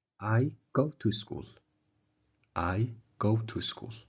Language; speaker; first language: English; non-native, fluent; Mongolian